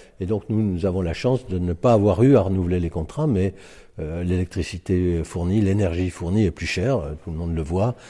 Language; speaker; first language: French; native; French